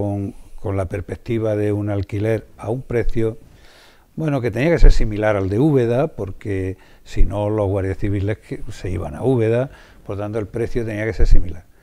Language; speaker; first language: Spanish; native; Spanish